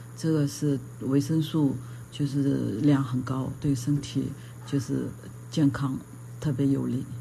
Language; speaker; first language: Chinese; native; Chinese